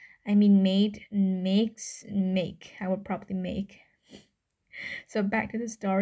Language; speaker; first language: English; non-native, fluent; Vietnamese